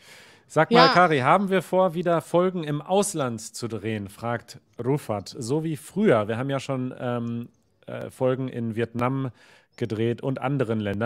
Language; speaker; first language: German; native; German